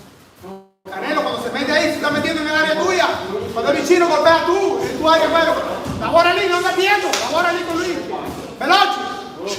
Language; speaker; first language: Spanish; native; Spanish